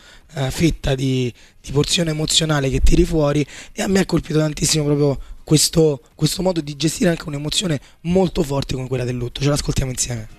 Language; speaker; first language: Italian; native; Italian